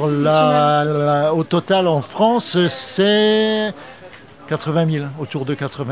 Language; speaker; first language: French; native; French